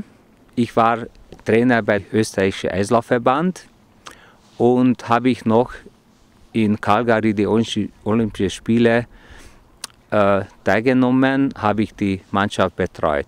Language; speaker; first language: German; non-native, fluent; Hungarian